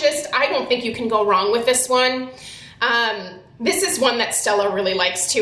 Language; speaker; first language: English; native; English